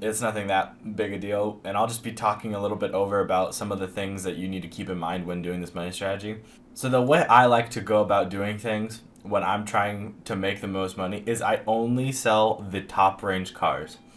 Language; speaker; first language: English; native; English